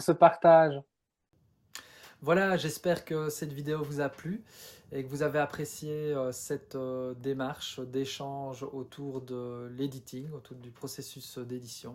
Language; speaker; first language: French; native; French